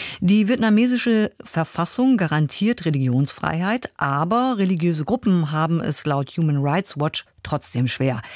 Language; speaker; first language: German; native; German